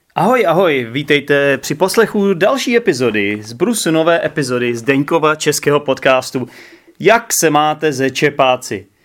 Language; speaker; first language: Czech; native; Czech